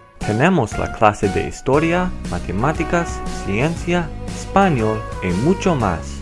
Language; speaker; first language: Spanish; non-native, learner; English